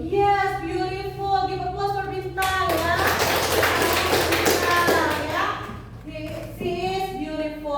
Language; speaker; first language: English; non-native, learner; Indonesian